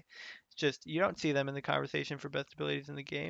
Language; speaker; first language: English; native; English